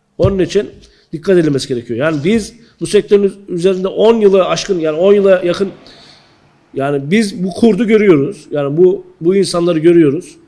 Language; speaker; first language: Turkish; native; Turkish